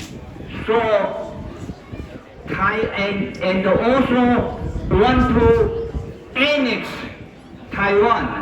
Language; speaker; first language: English; non-native, fluent; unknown